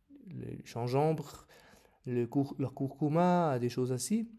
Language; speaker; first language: French; non-native, learner; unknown